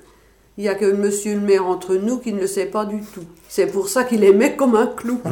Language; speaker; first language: French; native; French